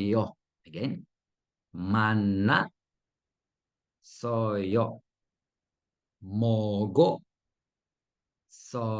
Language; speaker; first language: Korean; non-native, fluent; Russian